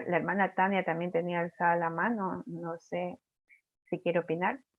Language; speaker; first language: Spanish; native; Spanish